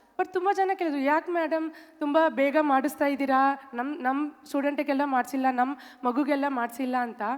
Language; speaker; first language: Kannada; non-native, local second language; Tamil